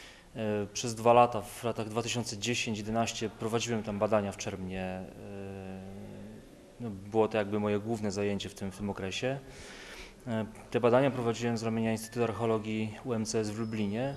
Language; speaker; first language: Polish; native; Polish